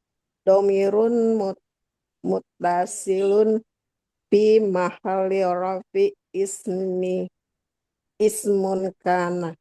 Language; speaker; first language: Arabic; non-native, learner; Indonesian